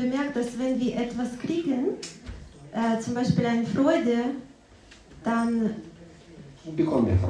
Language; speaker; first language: German; non-native, fluent; Russian